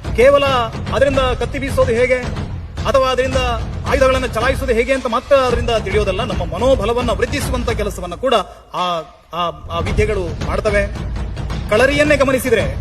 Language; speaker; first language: Kannada; non-native, local second language; Tulu